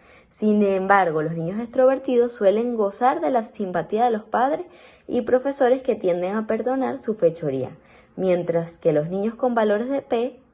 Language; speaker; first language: Spanish; native; Spanish